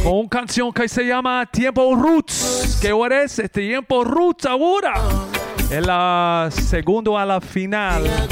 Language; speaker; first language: Spanish; non-native, learner; English